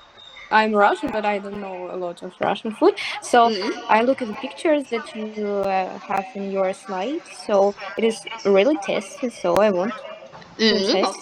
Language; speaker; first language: English; non-native, fluent; Russian